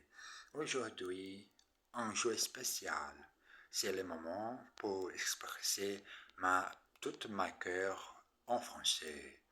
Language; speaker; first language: French; non-native, learner; Portuguese